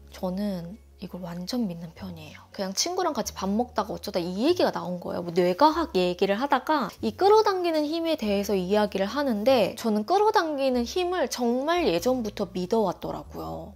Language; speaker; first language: Korean; native; Korean